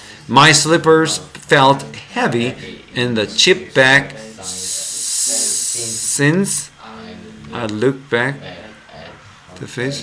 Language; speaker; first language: English; non-native, fluent; Korean